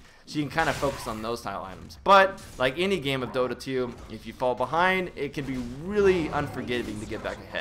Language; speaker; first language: English; native; English